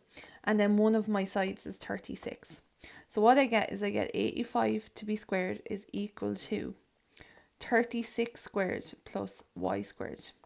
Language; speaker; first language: English; native; English